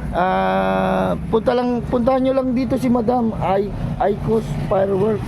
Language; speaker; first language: Filipino; non-native, local second language; Iloko